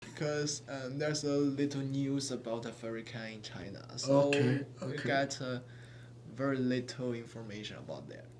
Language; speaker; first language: English; non-native, learner; Chinese